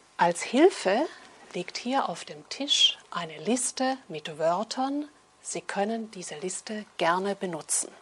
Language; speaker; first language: German; native; German